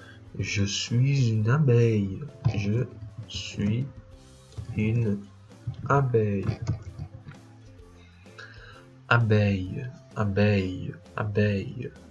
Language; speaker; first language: French; non-native, fluent; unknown